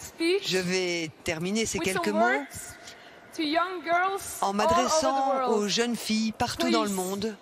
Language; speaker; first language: French; non-native, fluent; Norwegian